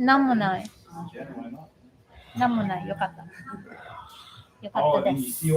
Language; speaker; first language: Japanese; non-native, fluent; Chinese